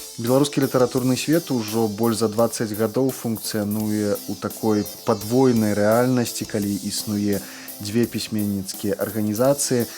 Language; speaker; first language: Belarusian; native; Belarusian